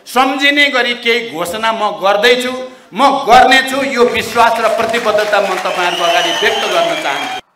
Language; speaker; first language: Nepali; native; Nepali